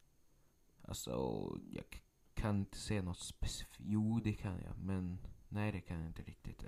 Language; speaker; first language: Swedish; early bilingual, other home language; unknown